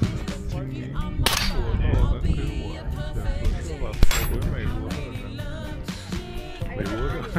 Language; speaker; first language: Chinese; non-native, learner; English